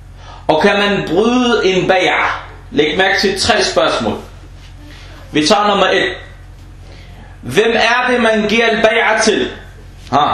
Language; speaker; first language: Danish; non-native, fluent; Arabic